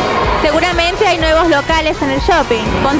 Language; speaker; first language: Spanish; native; Spanish